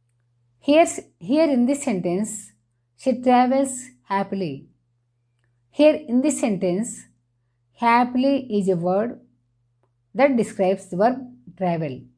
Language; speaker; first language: English; non-native, fluent; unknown